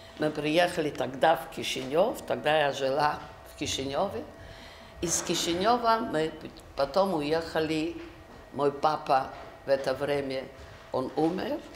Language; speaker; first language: Russian; early bilingual, other home language; Yiddish